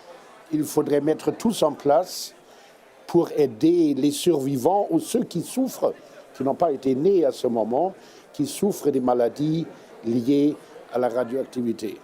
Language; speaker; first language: French; non-native, fluent; German